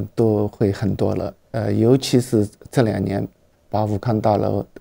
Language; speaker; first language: Chinese; native; Chinese